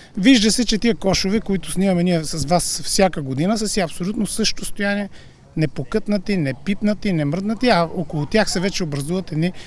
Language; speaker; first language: Bulgarian; native; Bulgarian